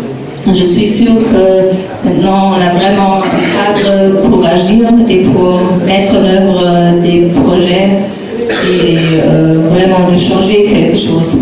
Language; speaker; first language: French; non-native, fluent; German